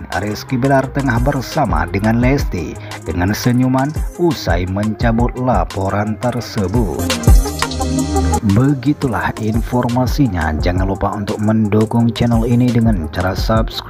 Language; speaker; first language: Indonesian; native; Indonesian